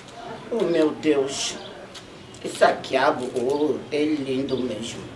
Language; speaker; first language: Portuguese; non-native, learner; Lingala